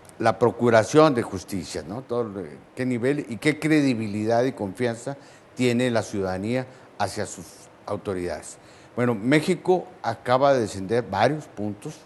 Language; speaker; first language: Spanish; native; Spanish